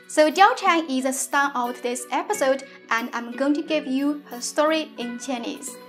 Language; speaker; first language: English; non-native, fluent; Chinese